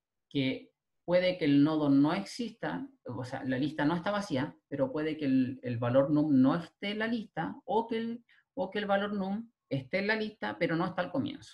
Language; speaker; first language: Spanish; native; Spanish